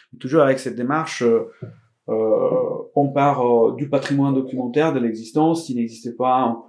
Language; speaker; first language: French; non-native, fluent; Italian